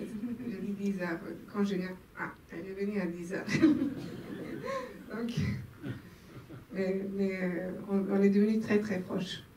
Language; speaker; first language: French; non-native, local second language; Swedish